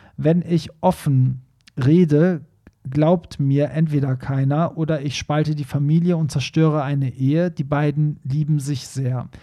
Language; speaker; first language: German; non-native, fluent; Persian